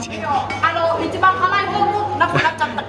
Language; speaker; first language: Japanese; non-native, fluent; Thai